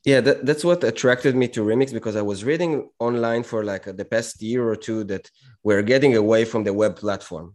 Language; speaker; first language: English; non-native, fluent; Hebrew